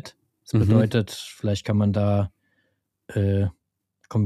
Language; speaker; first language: German; native; German